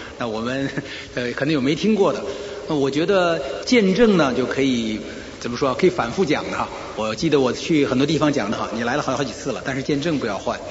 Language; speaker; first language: Chinese; native; Chinese